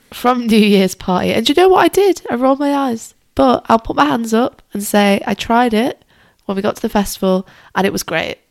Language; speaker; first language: English; native; English